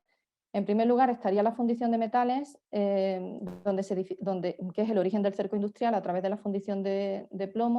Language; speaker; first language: Spanish; native; Spanish